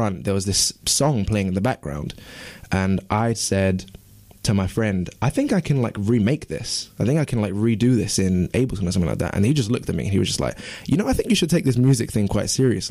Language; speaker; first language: English; native; English